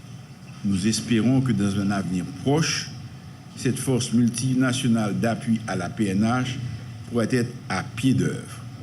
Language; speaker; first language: French; non-native, local second language; Haitian Creole